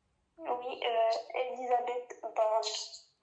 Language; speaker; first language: French; non-native, fluent; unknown